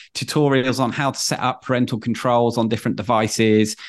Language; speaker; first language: English; native; English